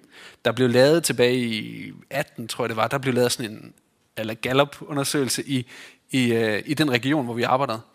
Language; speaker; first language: Danish; native; Danish